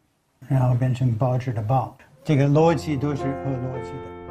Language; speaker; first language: Chinese; non-native, fluent; English